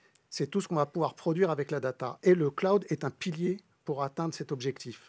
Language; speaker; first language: French; native; French